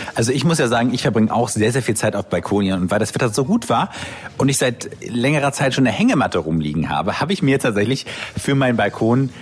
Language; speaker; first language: German; native; German